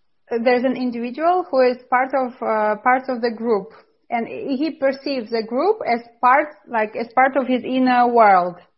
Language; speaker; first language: English; non-native, fluent; Russian